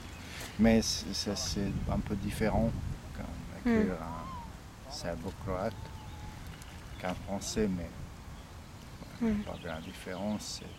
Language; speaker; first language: French; non-native, fluent; Serbian